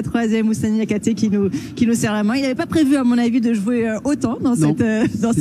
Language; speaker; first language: French; native; French